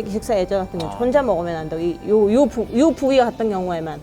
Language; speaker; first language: Korean; non-native, fluent; Mongolian